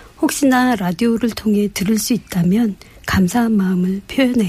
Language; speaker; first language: Korean; native; Korean